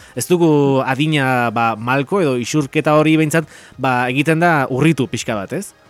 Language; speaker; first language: Basque; native; Basque